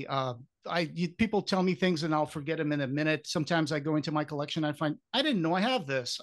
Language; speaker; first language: English; non-native, fluent; Portuguese